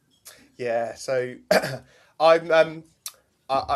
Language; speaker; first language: English; native; English